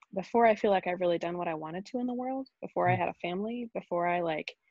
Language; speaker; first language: English; native; English